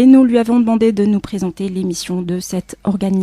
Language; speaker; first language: French; native; French